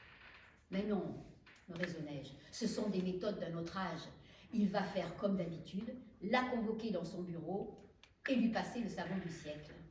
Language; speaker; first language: French; native; French